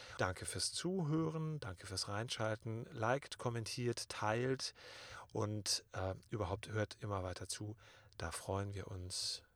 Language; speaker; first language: German; native; German